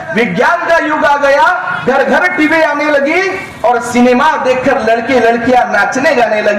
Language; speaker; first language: Hindi; non-native, local second language; Marathi